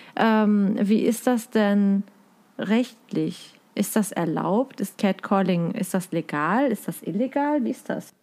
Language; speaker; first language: German; native; German